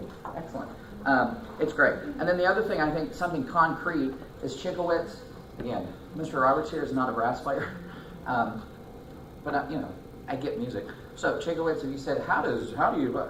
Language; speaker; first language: English; native; English